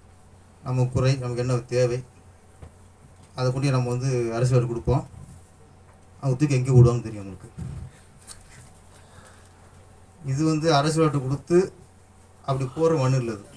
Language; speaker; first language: Tamil; native; Tamil